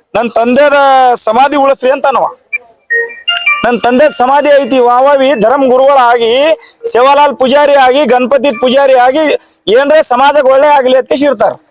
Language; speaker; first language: Kannada; non-native, local second language; Lambadi